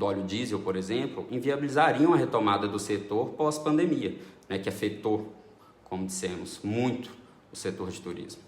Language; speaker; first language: Portuguese; native; Portuguese